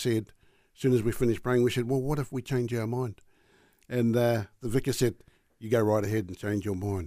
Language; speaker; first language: English; native; English